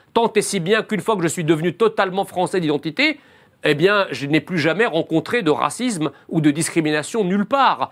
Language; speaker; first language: French; early bilingual, other home language; Arabic